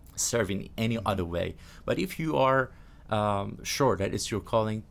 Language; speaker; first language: English; non-native, fluent; Persian